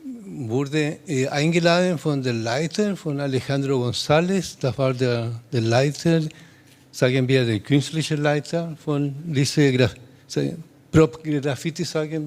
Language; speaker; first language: German; non-native, learner; Spanish